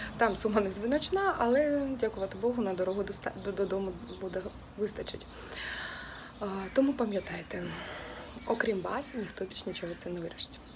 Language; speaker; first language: Ukrainian; native; Ukrainian